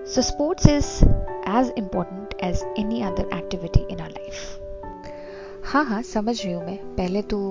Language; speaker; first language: Hindi; non-native, local second language; Assamese